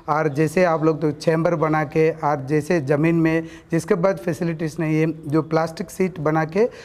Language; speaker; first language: Hindi; non-native, local second language; Kannada